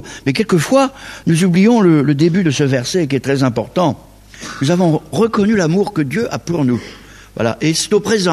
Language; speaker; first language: French; native; French